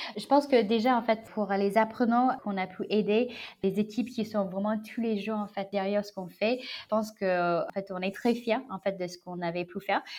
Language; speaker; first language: French; non-native, fluent; Chinese